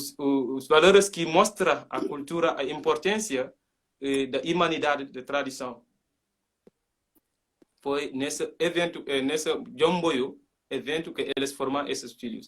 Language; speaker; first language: Portuguese; non-native, learner; Mandingo